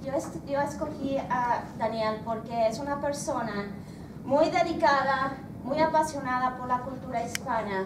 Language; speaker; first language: Spanish; non-native, fluent; English